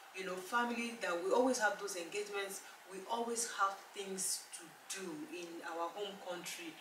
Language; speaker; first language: English; non-native, local second language; Yoruba